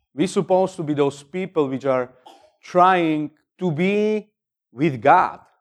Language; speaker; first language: English; non-native, fluent; Slovak